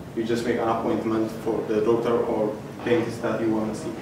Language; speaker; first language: English; non-native, fluent; Amharic